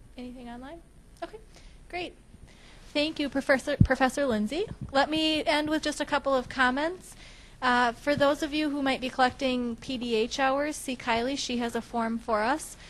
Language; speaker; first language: English; native; English